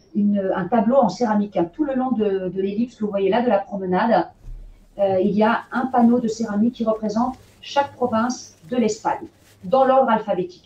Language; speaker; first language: French; native; French